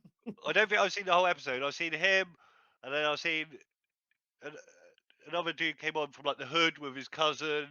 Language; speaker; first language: English; native; English